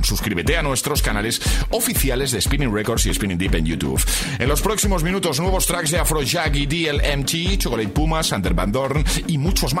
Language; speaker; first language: Spanish; native; Spanish